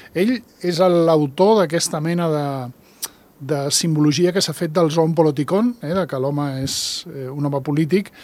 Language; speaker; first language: Catalan; native; Catalan